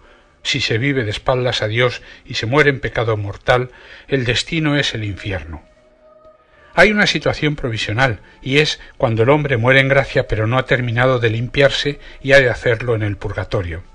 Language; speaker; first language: Spanish; native; Spanish